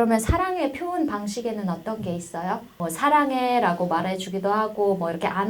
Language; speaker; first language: Korean; native; Korean